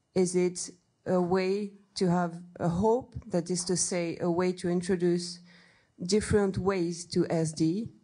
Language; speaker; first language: English; non-native, learner; French